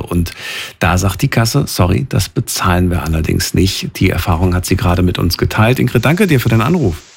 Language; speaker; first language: German; native; German